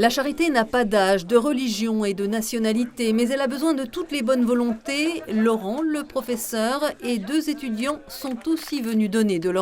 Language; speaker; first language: French; native; French